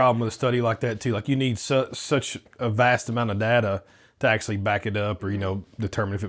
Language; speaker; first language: English; native; English